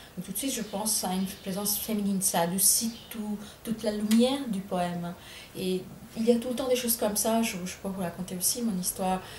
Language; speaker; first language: French; non-native, fluent; Bangla